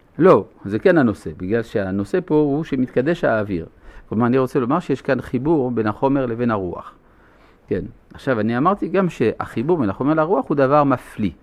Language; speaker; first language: Hebrew; non-native, fluent; French